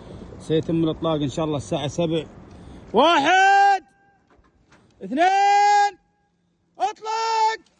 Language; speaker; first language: Arabic; native; Arabic